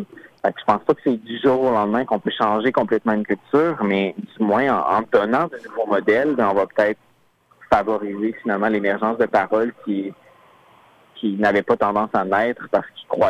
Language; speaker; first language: French; native; French